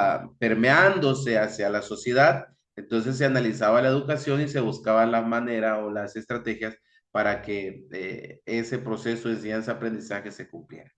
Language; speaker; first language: Spanish; native; Spanish